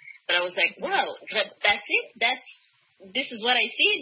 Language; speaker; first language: English; non-native, fluent; Rundi